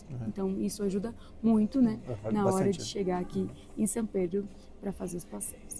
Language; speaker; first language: Portuguese; native; Portuguese